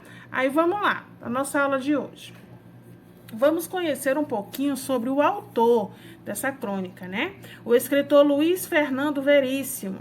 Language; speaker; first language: Portuguese; native; Portuguese